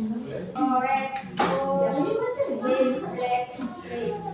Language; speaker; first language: English; non-native, learner; Indonesian